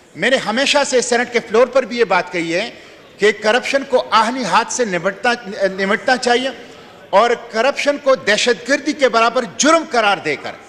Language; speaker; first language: Urdu; non-native, local second language; Pashto